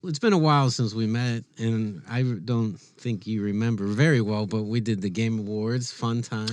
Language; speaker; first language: English; native; English